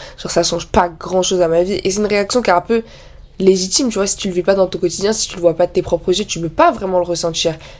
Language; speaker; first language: French; native; French